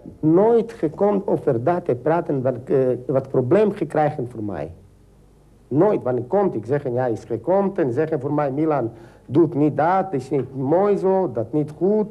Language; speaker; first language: Dutch; non-native, learner; Romany